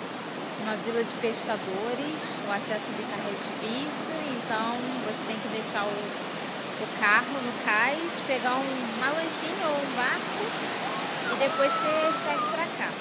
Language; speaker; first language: Portuguese; native; Portuguese